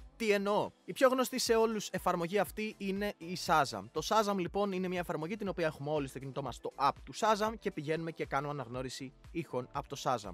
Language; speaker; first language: Greek; native; Greek